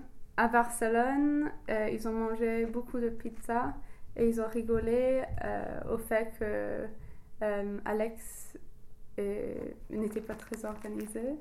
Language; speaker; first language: French; non-native, learner; English